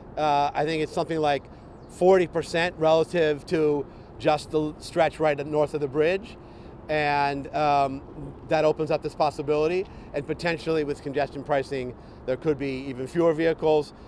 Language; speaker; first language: English; native; English